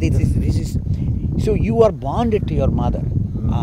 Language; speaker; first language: English; non-native, local second language; Telugu